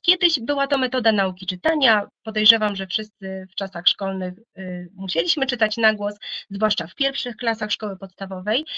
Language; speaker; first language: Polish; native; Polish